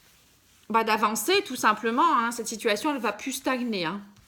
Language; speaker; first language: French; native; French